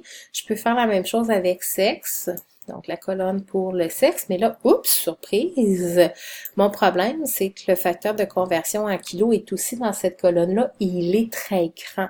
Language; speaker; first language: French; native; French